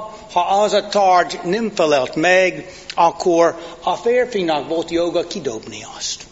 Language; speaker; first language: Hungarian; non-native, fluent; English